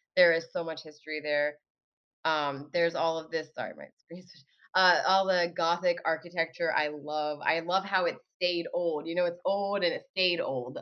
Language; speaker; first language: English; early bilingual, other home language; Arabic